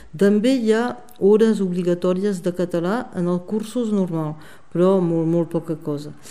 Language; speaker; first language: Catalan; native; Catalan